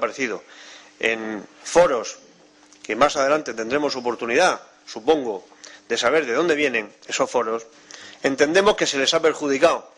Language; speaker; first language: Spanish; native; Spanish